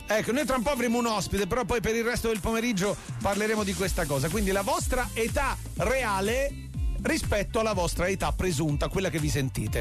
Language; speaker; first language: Italian; native; Italian